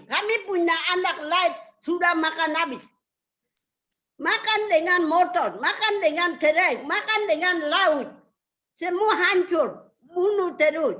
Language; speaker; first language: Indonesian; non-native, local second language; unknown